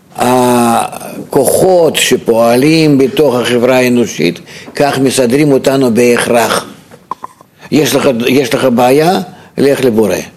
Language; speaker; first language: Hebrew; non-native, fluent; Russian